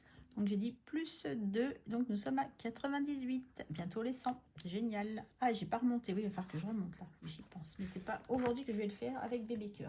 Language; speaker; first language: French; native; French